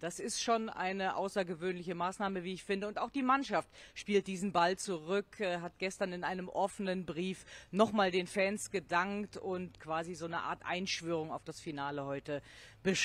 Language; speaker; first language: German; native; German